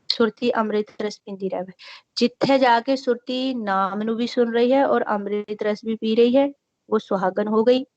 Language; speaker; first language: Hindi; non-native, local second language; Punjabi